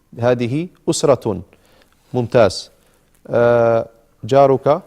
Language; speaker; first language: Arabic; non-native, fluent; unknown